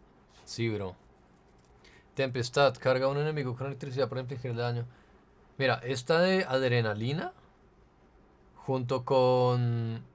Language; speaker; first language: Spanish; native; Spanish